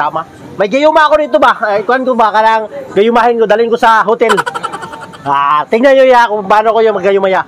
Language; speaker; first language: Filipino; non-native, local second language; Cebuano